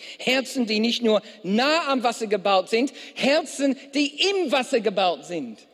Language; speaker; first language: German; non-native, fluent; English